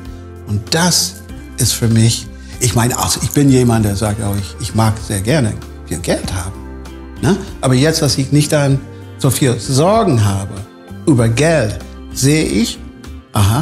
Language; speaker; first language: German; non-native, fluent; English